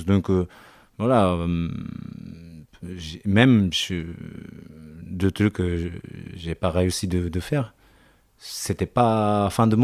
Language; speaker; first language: French; non-native, learner; Japanese